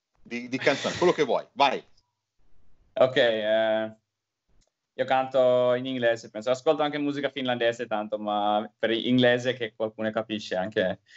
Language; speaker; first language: Italian; non-native, learner; Finnish